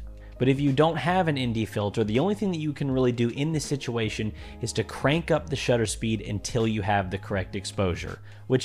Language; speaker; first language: English; native; English